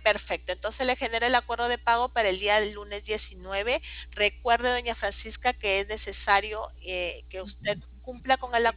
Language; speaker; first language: Spanish; native; Spanish